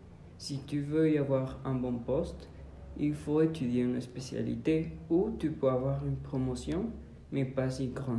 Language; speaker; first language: French; non-native, learner; Spanish